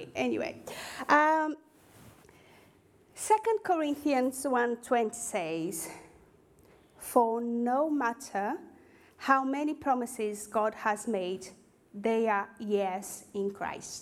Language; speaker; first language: English; non-native, fluent; Portuguese